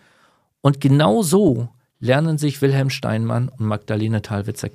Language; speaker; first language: German; native; German